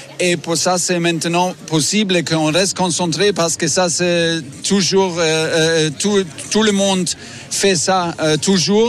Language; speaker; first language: French; non-native, learner; German